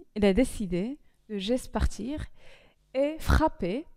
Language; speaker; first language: French; non-native, local second language; Arabic